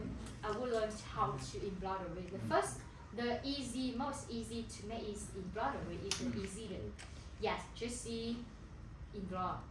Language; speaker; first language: English; non-native, learner; Hmong